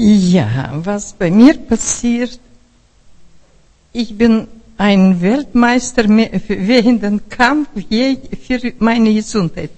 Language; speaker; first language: German; non-native, fluent; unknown